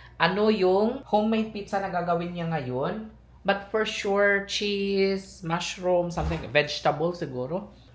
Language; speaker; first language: Filipino; native; Filipino